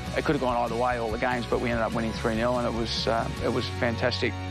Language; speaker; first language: English; native; English